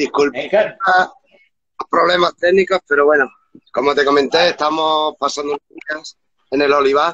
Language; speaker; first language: Spanish; native; Spanish